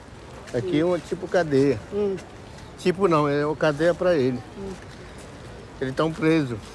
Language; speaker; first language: Portuguese; non-native, local second language; Yanomámi